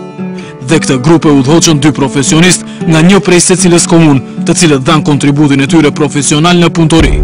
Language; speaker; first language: Albanian; native; Albanian